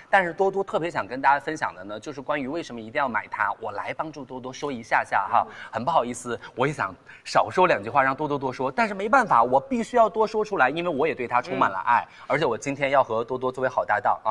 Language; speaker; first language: Chinese; native; Chinese